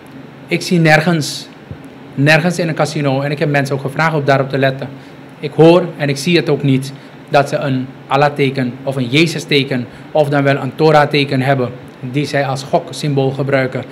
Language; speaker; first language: Dutch; native; Dutch